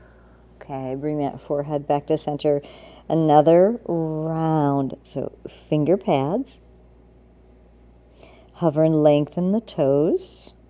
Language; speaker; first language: English; native; English